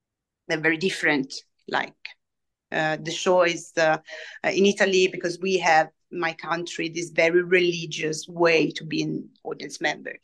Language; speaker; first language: English; non-native, fluent; Italian